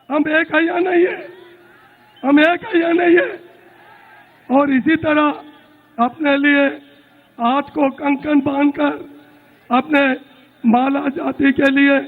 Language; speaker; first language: Hindi; non-native, local second language; Telugu